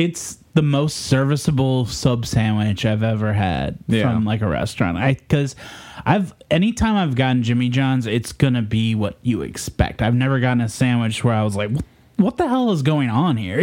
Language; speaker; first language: English; native; English